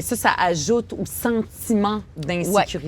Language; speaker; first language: French; native; French